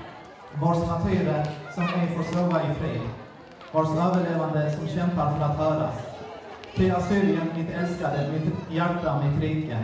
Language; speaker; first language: Swedish; early bilingual, other home language; Assyrian Neo-Aramaic